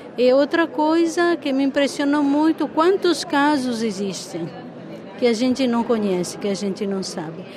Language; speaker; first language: Portuguese; non-native, fluent; Italian